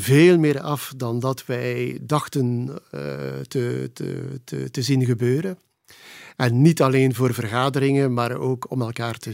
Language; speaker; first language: Dutch; native; Dutch